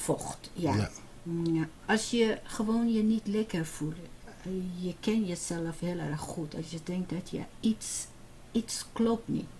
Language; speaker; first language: Dutch; non-native, fluent; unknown